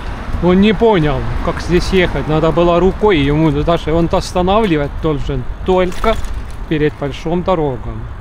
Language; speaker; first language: Russian; non-native, local second language; Estonian